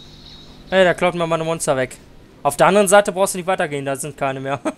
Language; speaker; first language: German; native; German